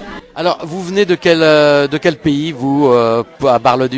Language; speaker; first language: French; native; French